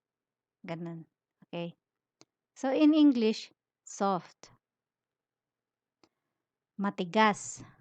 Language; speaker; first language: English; non-native, local second language; Filipino